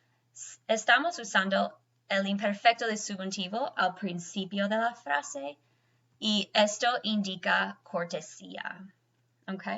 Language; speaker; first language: Spanish; non-native, fluent; English